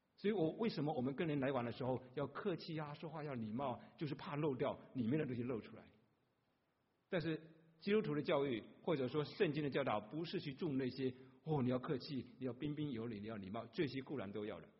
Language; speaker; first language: Chinese; non-native, local second language; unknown